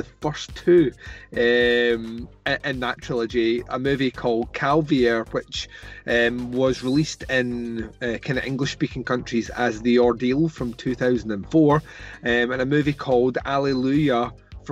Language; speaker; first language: English; native; English